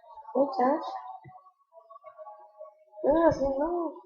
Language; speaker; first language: Spanish; native; Spanish